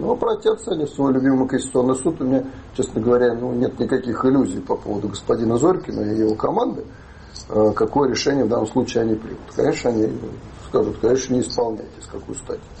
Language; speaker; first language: Russian; native; Russian